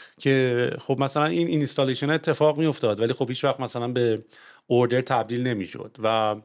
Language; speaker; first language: Persian; native; Persian